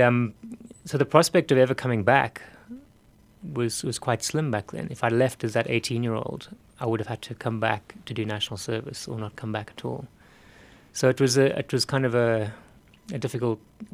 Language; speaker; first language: English; native; English